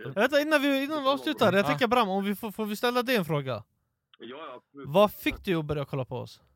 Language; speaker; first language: Swedish; native; Swedish